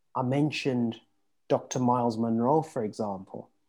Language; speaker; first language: English; early bilingual, other home language; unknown